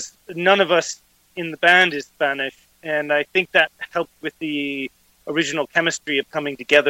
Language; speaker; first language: English; native; English